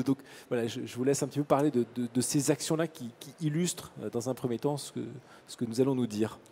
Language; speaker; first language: French; native; French